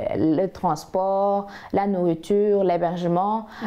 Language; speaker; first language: French; non-native, local second language; Wolof